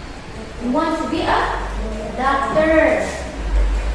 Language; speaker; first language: English; non-native, fluent; Indonesian